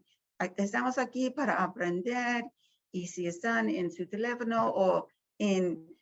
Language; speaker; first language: Spanish; early bilingual, heritage; Spanish